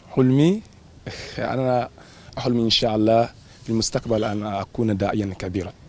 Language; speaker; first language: Arabic; non-native, fluent; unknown